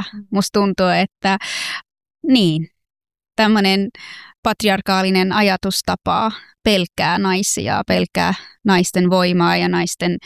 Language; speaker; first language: Finnish; non-native, fluent; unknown